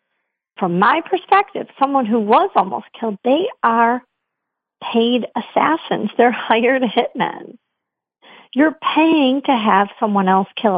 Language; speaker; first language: English; native; English